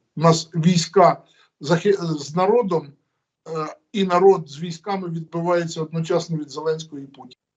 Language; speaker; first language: Ukrainian; native; Ukrainian